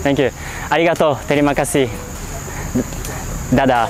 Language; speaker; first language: English; non-native, learner; Japanese